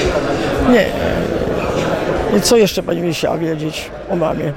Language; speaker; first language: Polish; early bilingual, heritage; Italian